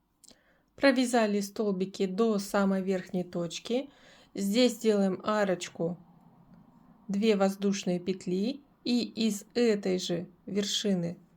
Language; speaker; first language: Russian; native; Russian